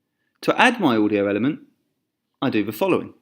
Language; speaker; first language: English; native; English